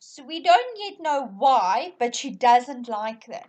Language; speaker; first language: English; non-native, local second language; Afrikaans